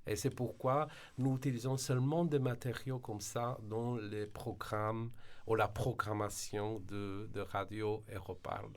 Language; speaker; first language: French; non-native, fluent; Slovenian